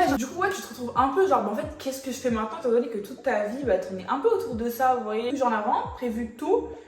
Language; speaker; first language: French; native; French